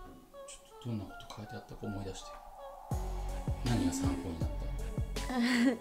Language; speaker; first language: Japanese; native; Japanese